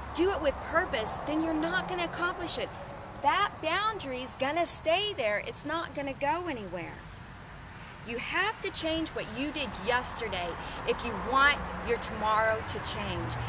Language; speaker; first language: English; native; English